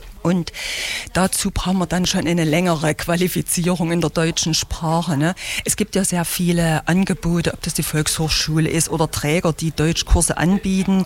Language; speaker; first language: German; native; German